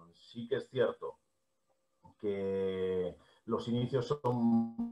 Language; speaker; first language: Spanish; native; Spanish